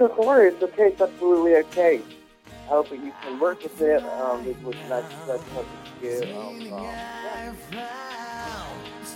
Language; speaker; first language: English; non-native, fluent; Swiss German